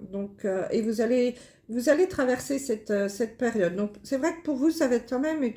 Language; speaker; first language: French; native; French